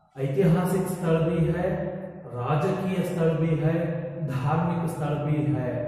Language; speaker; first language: Hindi; non-native, local second language; Kannada